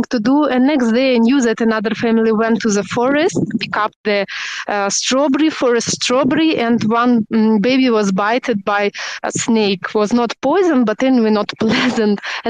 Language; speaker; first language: English; non-native, learner; Russian